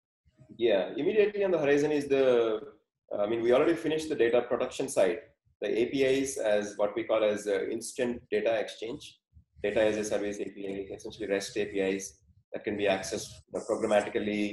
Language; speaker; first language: English; non-native, fluent; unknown